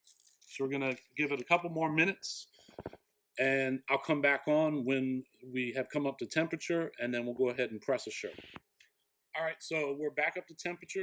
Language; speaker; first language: English; native; English